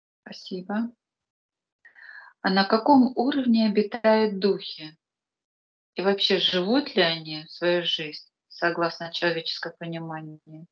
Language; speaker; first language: Russian; native; Russian